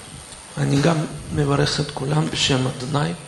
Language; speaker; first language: Hebrew; non-native, fluent; Russian